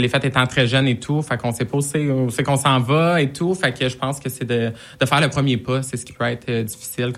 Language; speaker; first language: French; native; French